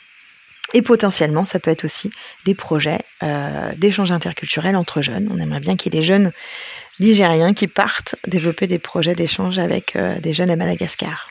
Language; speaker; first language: French; native; French